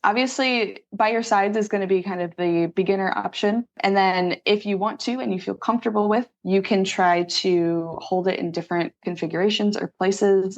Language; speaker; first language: English; native; English